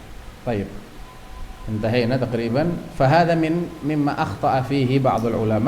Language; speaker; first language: Arabic; non-native, fluent; Indonesian